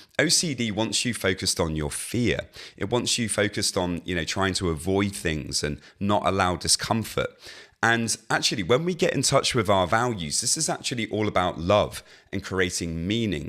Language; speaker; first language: English; native; English